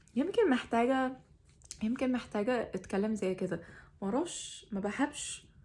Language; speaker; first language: Egyptian Arabic; non-native, learner; English